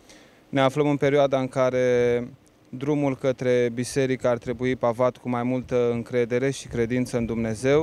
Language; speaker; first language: Romanian; native; Romanian